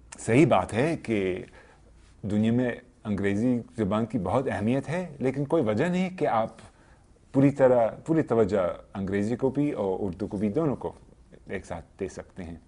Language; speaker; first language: Urdu; non-native, fluent; English